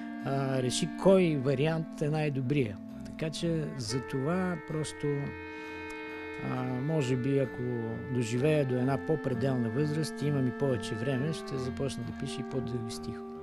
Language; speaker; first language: Bulgarian; native; Bulgarian